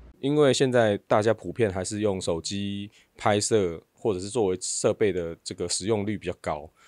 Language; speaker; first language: Chinese; native; Chinese